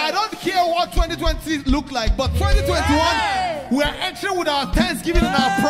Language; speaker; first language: English; non-native, local second language; Igbo